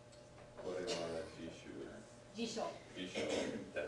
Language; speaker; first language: Japanese; non-native, learner; English